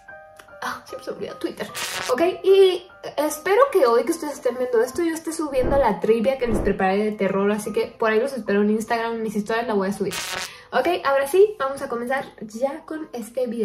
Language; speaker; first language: Spanish; native; Spanish